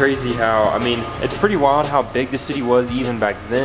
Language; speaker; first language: English; native; English